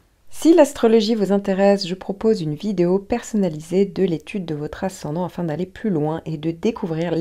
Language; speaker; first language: French; native; French